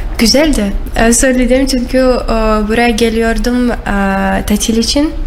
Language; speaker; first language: Turkish; non-native, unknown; Russian